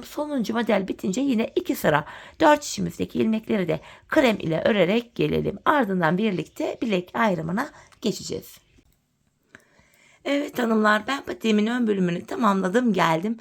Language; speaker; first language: Turkish; native; Turkish